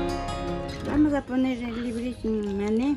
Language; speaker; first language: Spanish; non-native, local second language; Quechua